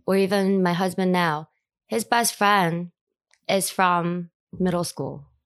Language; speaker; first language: English; early bilingual, other home language; Korean